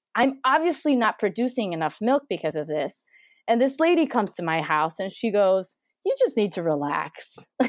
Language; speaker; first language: English; non-native, fluent; Spanish